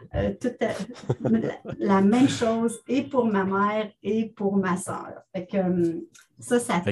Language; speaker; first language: French; native; French